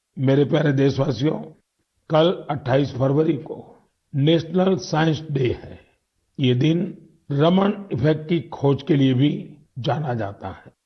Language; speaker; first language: Hindi; non-native, local second language; Gujarati